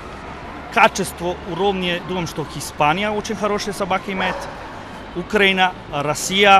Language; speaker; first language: Russian; non-native, learner; Serbian